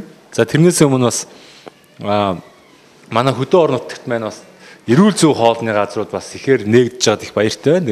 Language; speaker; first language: Mongolian; native; Mongolian